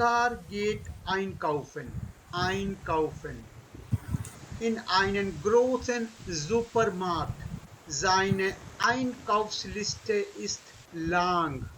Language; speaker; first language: German; non-native, fluent; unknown